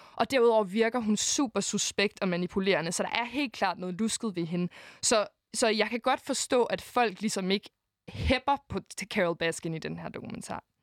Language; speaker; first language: Danish; native; Danish